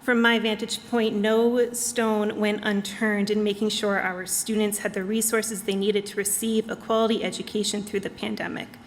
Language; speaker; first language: English; native; English